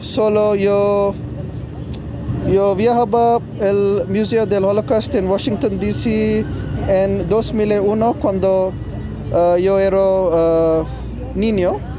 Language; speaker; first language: Spanish; non-native, learner; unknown